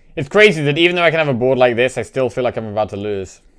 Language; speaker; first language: English; native; English